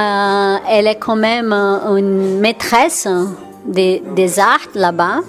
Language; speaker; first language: French; non-native, fluent; Portuguese